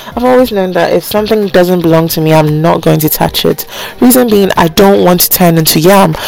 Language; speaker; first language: English; non-native, local second language; Akan